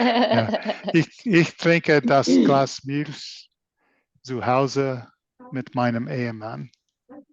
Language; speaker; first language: German; non-native, learner; English